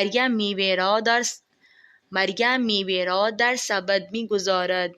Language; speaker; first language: Persian; non-native, fluent; Urdu